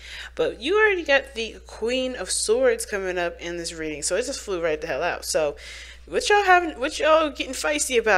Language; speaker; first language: English; native; English